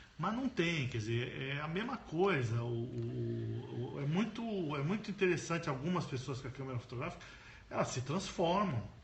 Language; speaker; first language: Portuguese; native; Portuguese